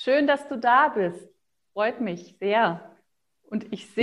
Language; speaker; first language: German; native; German